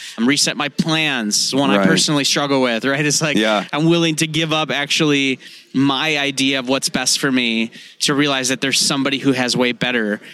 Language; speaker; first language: English; native; English